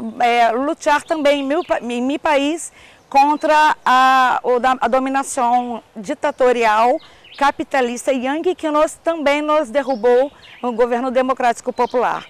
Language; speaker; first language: Portuguese; non-native, learner; Spanish